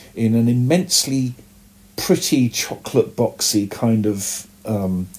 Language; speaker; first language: English; native; English